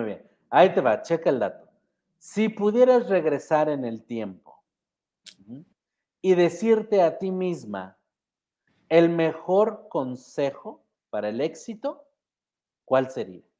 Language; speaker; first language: Spanish; native; Spanish